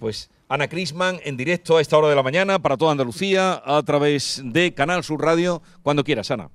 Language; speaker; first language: Spanish; native; Spanish